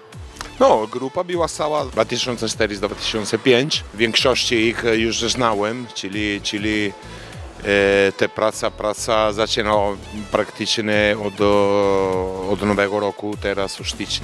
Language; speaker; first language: Polish; non-native, fluent; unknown